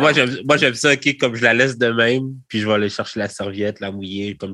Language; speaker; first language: French; native; French